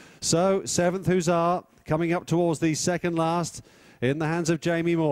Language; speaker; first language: English; native; English